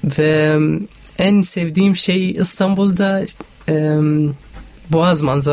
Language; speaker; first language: Turkish; non-native, learner; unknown